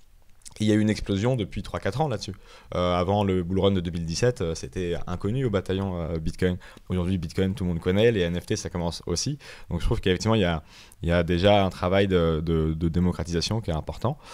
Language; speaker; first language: French; native; French